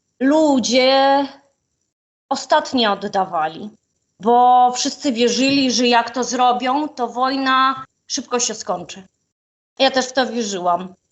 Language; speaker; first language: Polish; non-native, fluent; Ukrainian